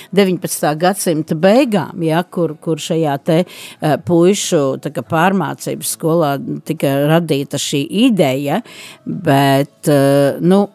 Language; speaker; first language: Latvian; native; Latvian